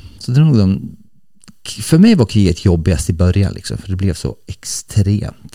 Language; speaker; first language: Swedish; early bilingual, other home language; Bosnian